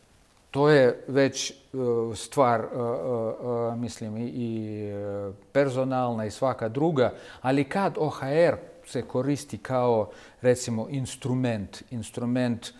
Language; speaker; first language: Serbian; non-native, fluent; Russian